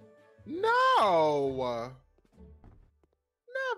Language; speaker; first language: English; native; English